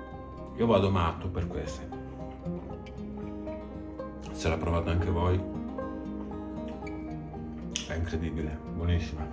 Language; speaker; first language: Italian; native; Italian